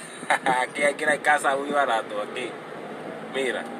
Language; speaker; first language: Spanish; non-native, learner; Haitian Creole